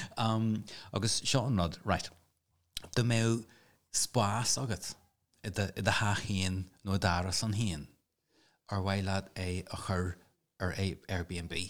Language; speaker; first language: Irish; non-native, local second language; English